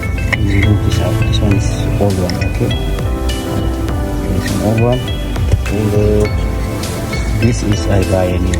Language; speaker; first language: English; non-native, learner; Indonesian